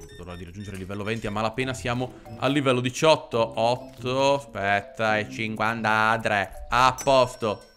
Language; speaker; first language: Italian; native; Italian